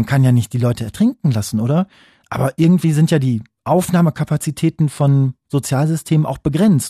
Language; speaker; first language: German; native; German